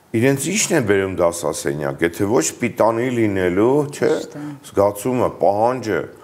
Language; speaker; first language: Armenian; native; Armenian